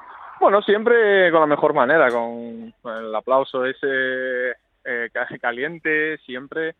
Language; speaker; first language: Spanish; non-native, fluent; Greek